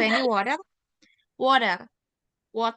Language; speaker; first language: English; non-native, fluent; Indonesian